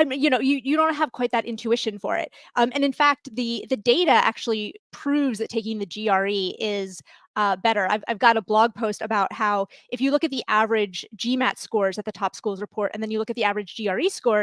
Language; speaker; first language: English; native; English